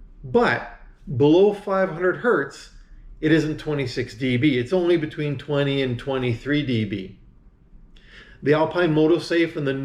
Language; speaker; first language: English; native; English